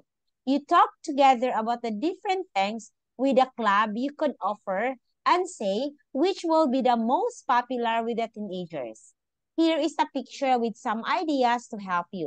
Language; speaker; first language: English; non-native, local second language; Filipino